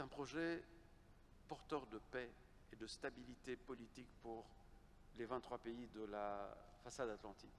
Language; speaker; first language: French; non-native, fluent; Kabuverdianu